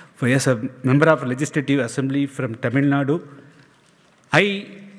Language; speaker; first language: English; non-native, local second language; Tamil